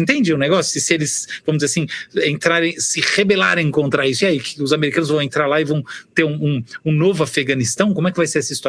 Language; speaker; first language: Portuguese; native; Portuguese